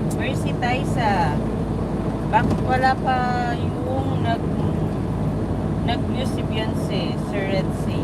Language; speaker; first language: Filipino; native; Filipino